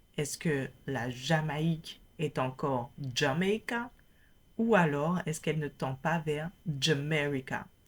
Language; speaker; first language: French; native; French